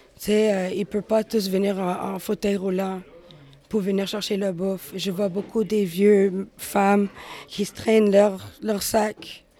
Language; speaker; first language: French; native; French